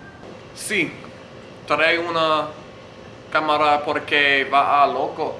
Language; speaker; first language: Spanish; non-native, learner; English